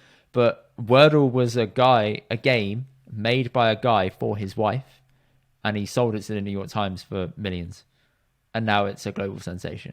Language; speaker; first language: English; early bilingual, other home language; Punjabi